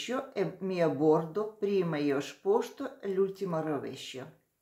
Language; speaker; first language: Italian; non-native, learner; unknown